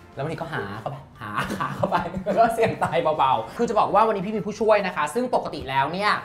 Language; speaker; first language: Thai; native; Thai